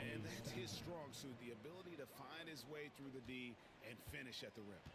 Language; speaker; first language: English; native; English